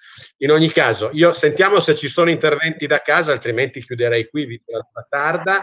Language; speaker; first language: Italian; native; Italian